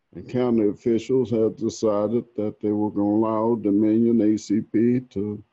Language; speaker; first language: English; native; English